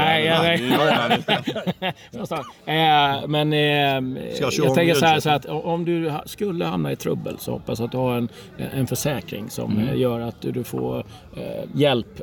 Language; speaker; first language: Swedish; native; Swedish